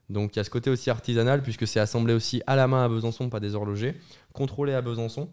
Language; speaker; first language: French; native; French